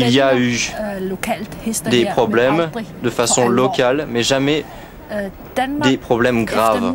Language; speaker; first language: French; non-native, fluent; Kalaallisut